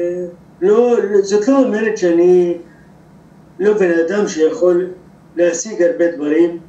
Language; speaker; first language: Hebrew; non-native, local second language; Arabic